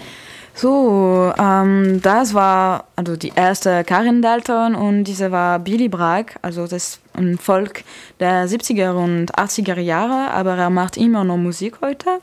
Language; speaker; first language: German; non-native, learner; French